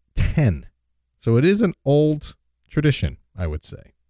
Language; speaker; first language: English; native; English